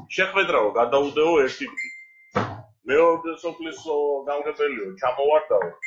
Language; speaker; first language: Georgian; native; Georgian